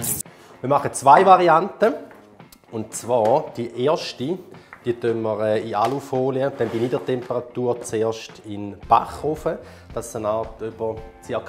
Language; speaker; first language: German; native; German